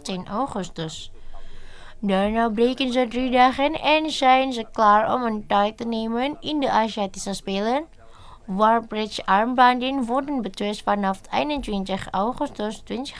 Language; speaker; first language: Dutch; non-native, fluent; Indonesian